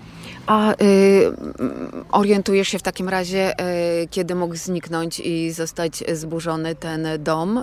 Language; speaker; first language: Polish; native; Polish